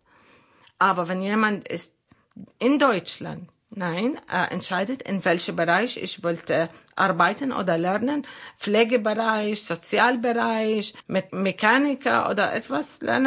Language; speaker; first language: German; non-native, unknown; Arabic